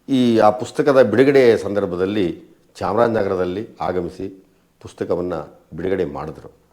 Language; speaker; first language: Kannada; native; Kannada